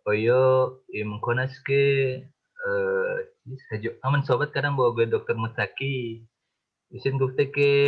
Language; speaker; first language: Persian; non-native, fluent; Indonesian